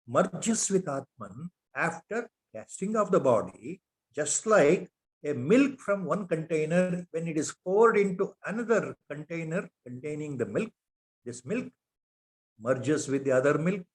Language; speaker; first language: English; non-native, local second language; Kannada